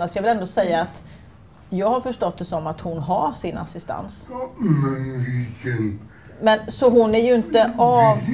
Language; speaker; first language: Swedish; native; Swedish